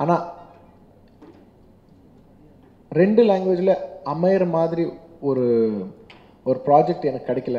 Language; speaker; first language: Tamil; non-native, local second language; Telugu